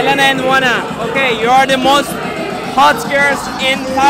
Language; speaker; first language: English; non-native, learner; Turkish